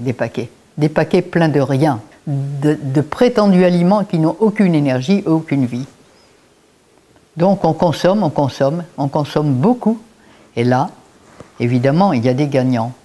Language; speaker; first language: French; native; French